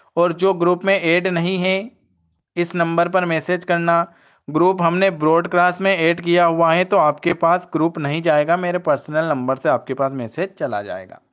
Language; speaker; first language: Hindi; native; Hindi